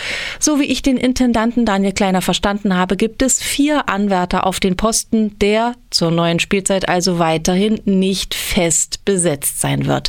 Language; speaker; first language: German; native; German